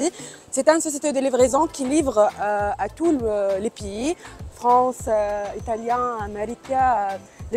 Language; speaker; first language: French; non-native, learner; Turkish